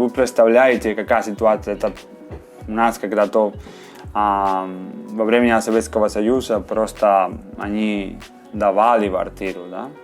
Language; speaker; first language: Russian; non-native, fluent; Spanish